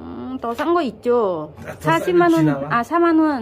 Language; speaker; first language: Korean; non-native, learner; Vietnamese